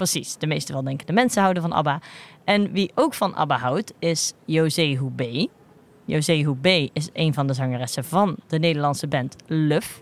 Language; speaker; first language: Dutch; native; Dutch